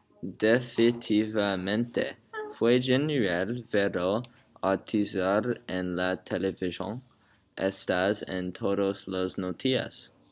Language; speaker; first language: Spanish; non-native, learner; English